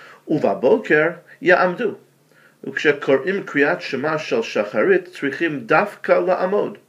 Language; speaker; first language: Hebrew; non-native, fluent; English